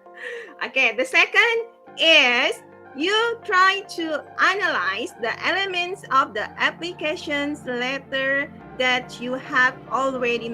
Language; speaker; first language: English; non-native, fluent; Indonesian